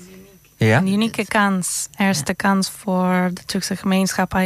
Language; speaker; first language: Dutch; non-native, fluent; Turkish